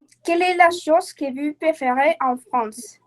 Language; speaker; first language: French; non-native, learner; Spanish